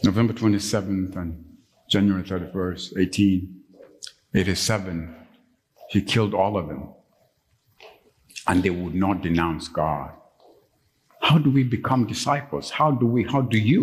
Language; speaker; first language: English; non-native, local second language; Ganda